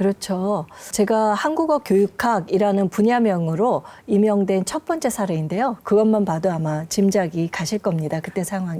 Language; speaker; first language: Korean; native; Korean